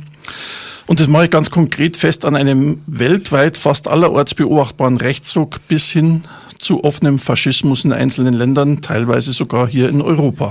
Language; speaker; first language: German; native; German